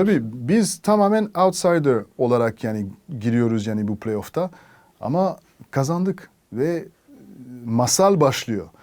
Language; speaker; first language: Turkish; non-native, fluent; French